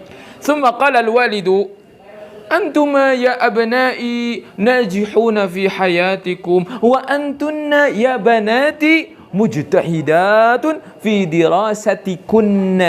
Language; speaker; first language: Arabic; non-native, fluent; Indonesian